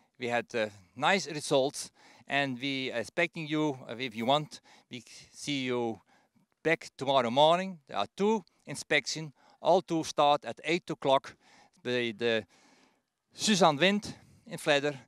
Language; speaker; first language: English; non-native, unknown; Dutch